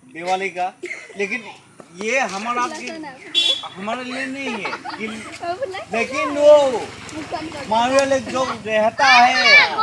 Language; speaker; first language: Hindi; non-native, local second language; Assamese